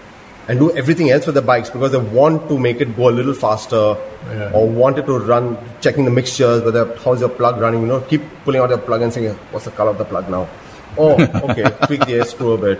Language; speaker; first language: English; non-native, local second language; Gujarati